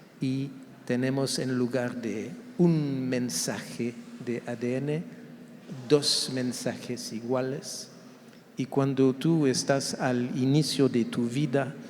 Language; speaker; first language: Spanish; non-native, fluent; French